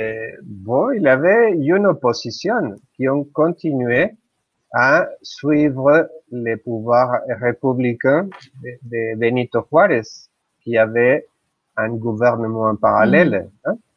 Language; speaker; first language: French; non-native, fluent; Spanish